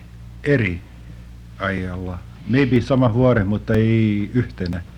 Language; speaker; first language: Finnish; early bilingual, heritage; Finnish